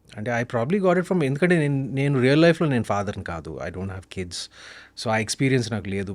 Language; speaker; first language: Telugu; native; Telugu